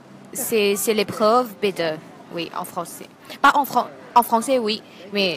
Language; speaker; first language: French; non-native, learner; Thai